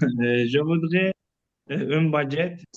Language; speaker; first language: French; non-native, learner; Azerbaijani